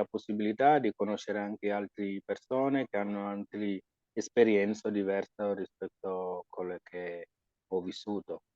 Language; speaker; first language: Italian; non-native, fluent; Wolof